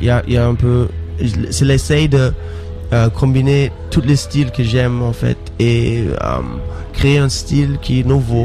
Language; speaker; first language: French; non-native, fluent; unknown